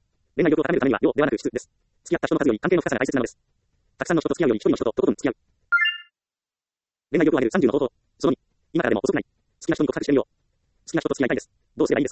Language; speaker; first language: Japanese; native; Japanese